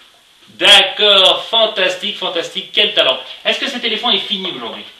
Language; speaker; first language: French; native; French